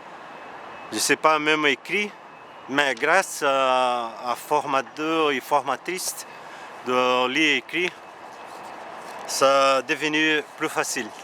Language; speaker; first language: French; non-native, learner; Portuguese